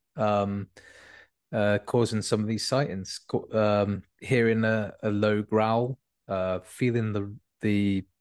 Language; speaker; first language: English; native; English